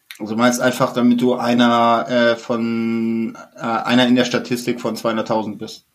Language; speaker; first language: German; native; German